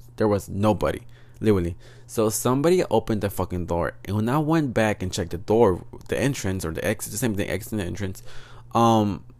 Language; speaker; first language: English; early bilingual, other home language; Spanish